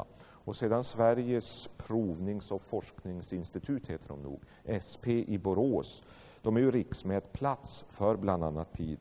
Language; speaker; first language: Swedish; native; Swedish